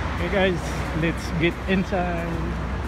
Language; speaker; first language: English; non-native, local second language; Filipino